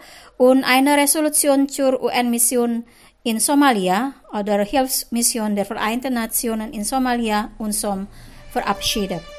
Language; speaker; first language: German; non-native, fluent; Indonesian